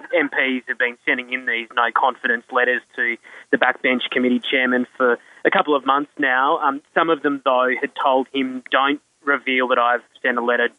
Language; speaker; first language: English; native; English